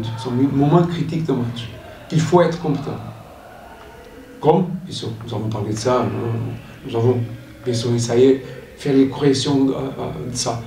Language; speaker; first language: French; non-native, learner; Portuguese